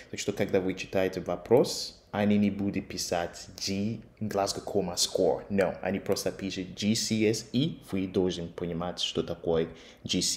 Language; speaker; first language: Russian; non-native, fluent; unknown